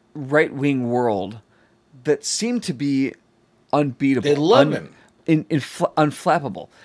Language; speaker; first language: English; native; English